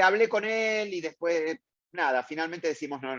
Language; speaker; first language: Spanish; native; Spanish